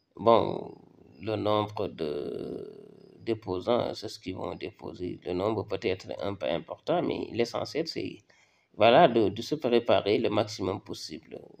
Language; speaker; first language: French; non-native, local second language; Wolof